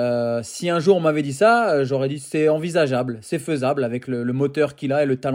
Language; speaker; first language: French; native; French